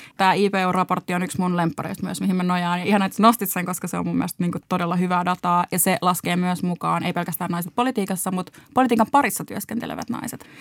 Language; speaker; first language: Finnish; native; Finnish